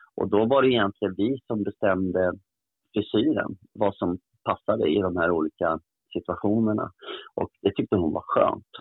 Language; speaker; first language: Swedish; early bilingual, other home language; Portuguese